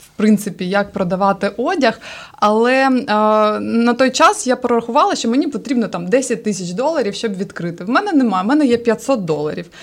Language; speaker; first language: Ukrainian; native; Ukrainian